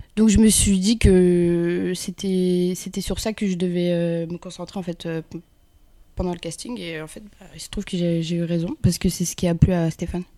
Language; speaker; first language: French; early bilingual, other home language; Kabyle